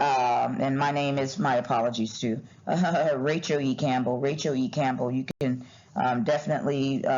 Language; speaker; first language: English; native; English